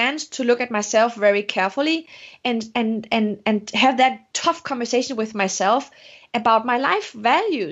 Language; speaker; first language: English; non-native, fluent; Danish